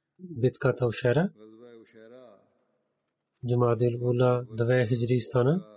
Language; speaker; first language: Bulgarian; non-native, learner; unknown